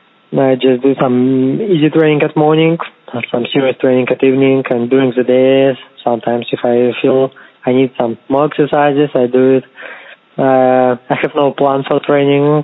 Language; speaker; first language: English; non-native, learner; Kazakh